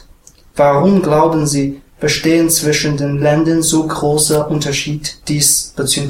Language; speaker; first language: German; non-native, learner; Chinese